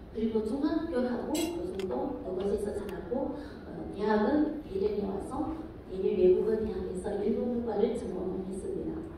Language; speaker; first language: Korean; early bilingual, heritage; Korean